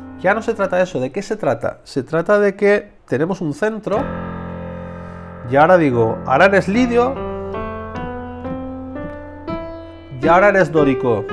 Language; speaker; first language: Spanish; native; Spanish